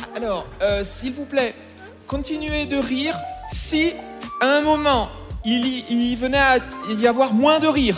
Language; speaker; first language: French; native; French